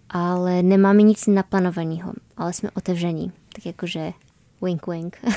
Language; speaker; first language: Czech; non-native, fluent; Polish